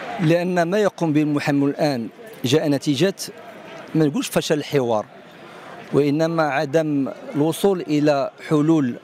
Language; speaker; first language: Arabic; native; Arabic